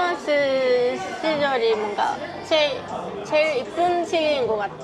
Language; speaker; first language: Korean; non-native, fluent; Japanese